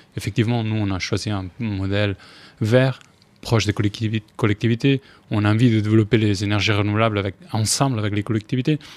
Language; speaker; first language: French; non-native, fluent; Spanish